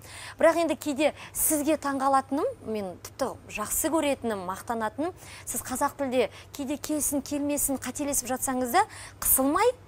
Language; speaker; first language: Kazakh; native; Kazakh